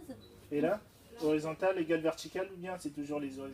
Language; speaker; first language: French; native; French